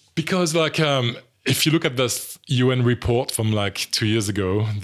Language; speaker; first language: English; non-native, fluent; French